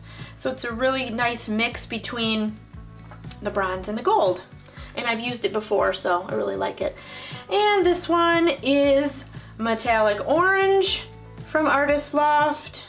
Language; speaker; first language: English; native; English